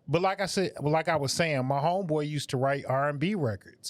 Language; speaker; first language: English; native; English